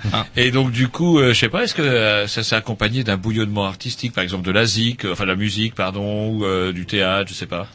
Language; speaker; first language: French; native; French